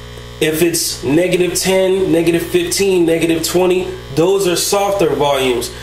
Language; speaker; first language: English; native; English